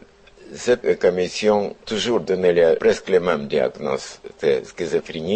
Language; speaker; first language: French; non-native, fluent; Russian